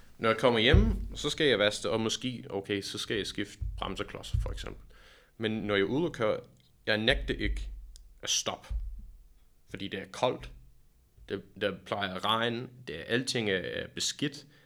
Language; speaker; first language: Danish; non-native, fluent; English